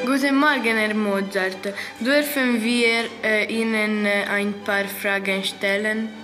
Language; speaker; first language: German; non-native, learner; Italian